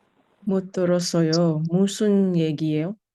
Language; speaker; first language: Korean; non-native, learner; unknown